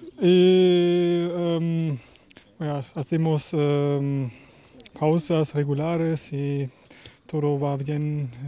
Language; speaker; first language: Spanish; non-native, learner; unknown